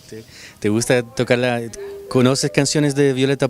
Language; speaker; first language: Spanish; native; Spanish